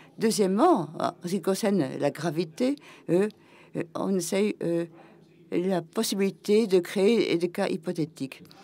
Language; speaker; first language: French; non-native, fluent; German